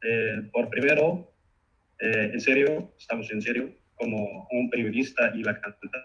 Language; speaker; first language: Spanish; non-native, fluent; Arabic